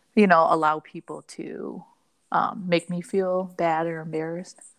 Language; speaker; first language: English; early bilingual, other home language; Cantonese